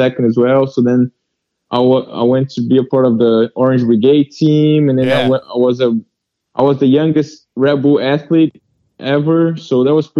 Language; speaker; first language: English; early bilingual, other home language; Portuguese